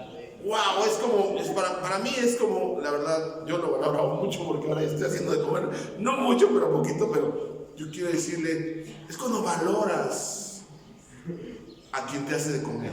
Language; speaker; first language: Spanish; native; Spanish